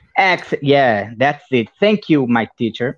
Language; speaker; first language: English; non-native, fluent; Portuguese